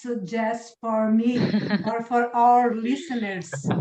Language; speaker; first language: English; non-native, learner; Portuguese